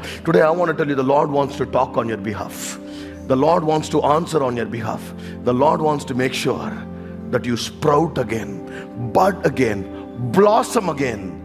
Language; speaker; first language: English; non-native, local second language; Tamil